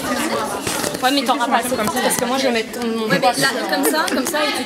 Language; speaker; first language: French; native; French